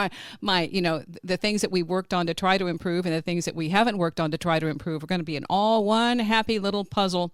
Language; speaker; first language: English; native; English